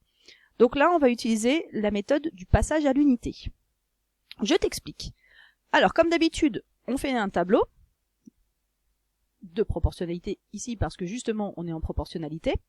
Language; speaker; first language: French; native; French